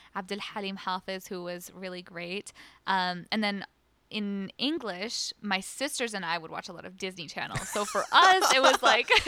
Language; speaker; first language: English; early bilingual, other home language; Arabic